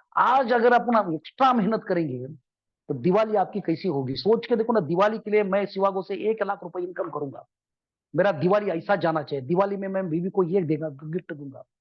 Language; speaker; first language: Hindi; non-native, local second language; Marathi